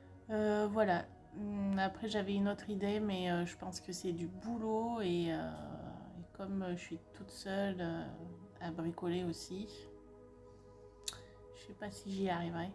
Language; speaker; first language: French; native; French